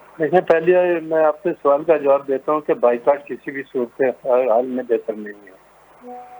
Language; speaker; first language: Urdu; non-native, local second language; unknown